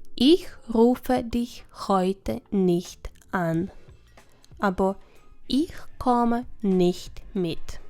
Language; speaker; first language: German; non-native, fluent; Ukrainian